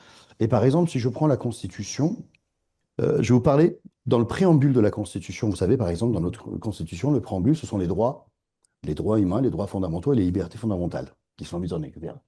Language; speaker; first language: French; non-native, fluent; Persian